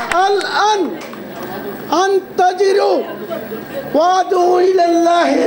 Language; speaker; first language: Arabic; non-native, learner; Bangla